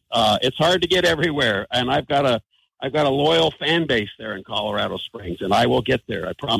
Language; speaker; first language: English; native; English